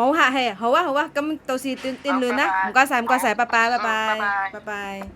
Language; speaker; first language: Cantonese; non-native, fluent; Javanese